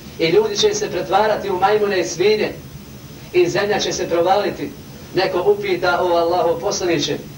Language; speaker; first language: Bosnian; native; Bosnian